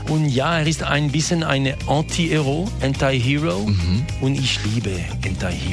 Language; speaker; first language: German; non-native, local second language; French